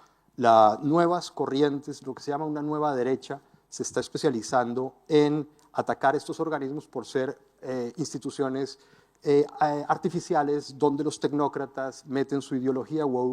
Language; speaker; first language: Spanish; native; Spanish